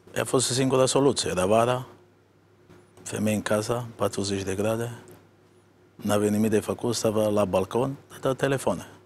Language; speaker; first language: Romanian; non-native, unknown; Italian